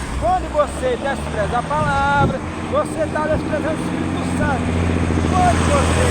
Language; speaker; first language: Portuguese; native; Portuguese